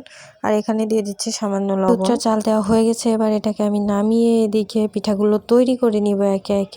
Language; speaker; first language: Bangla; native; Bangla